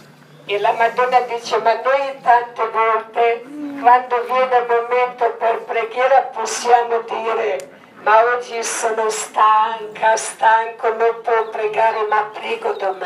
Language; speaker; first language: Italian; non-native, learner; Croatian